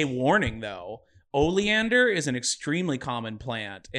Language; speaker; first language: English; native; English